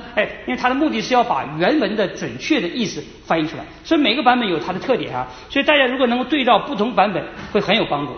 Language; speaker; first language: Chinese; native; Chinese